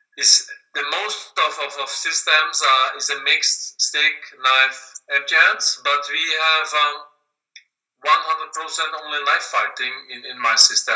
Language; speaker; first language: English; non-native, learner; German